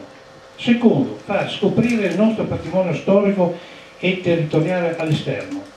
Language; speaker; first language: Italian; native; Italian